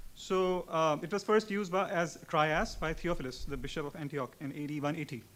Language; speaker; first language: English; non-native, local second language; Urdu